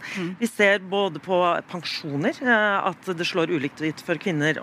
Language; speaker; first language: Norwegian; native; Norwegian